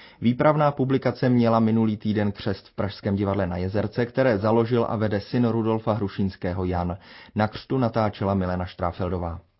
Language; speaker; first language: Czech; native; Czech